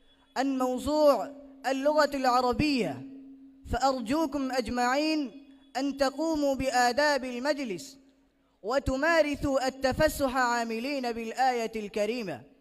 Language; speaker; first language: Arabic; non-native, learner; Bangla